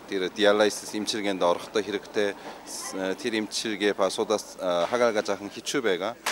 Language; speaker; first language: Mongolian; non-native, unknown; Korean